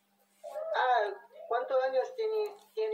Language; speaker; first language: Spanish; non-native, learner; Portuguese